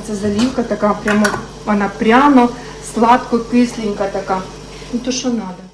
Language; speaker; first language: Ukrainian; native; Ukrainian